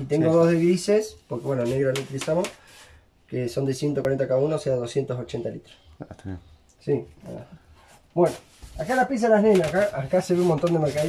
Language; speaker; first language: Spanish; native; Spanish